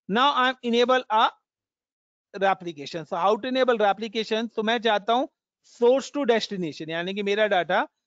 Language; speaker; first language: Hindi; native; Hindi